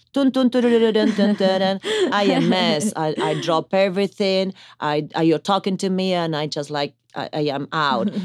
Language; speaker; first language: English; non-native, fluent; Italian